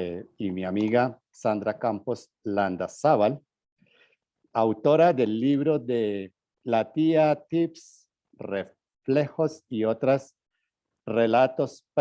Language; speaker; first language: Spanish; native; Spanish